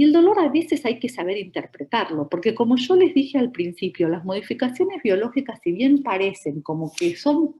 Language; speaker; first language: Spanish; native; Spanish